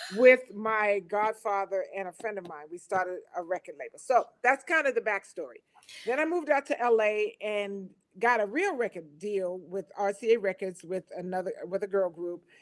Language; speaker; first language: English; native; English